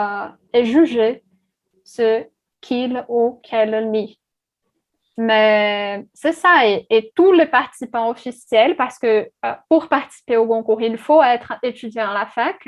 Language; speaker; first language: French; non-native, fluent; Portuguese